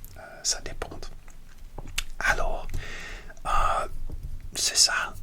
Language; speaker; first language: French; non-native, learner; English